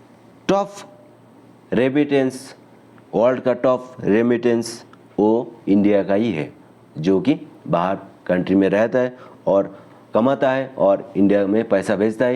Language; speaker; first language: Hindi; non-native, local second language; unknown